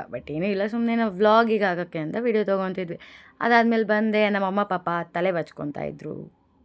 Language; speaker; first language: Kannada; non-native, local second language; Lambadi